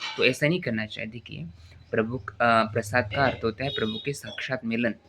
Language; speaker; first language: Hindi; non-native, local second language; Marathi